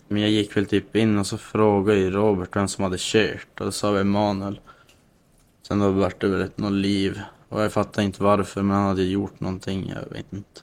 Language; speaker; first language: Swedish; native; Swedish